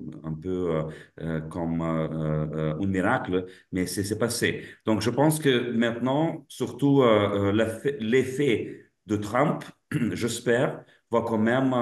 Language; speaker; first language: French; non-native, fluent; Lithuanian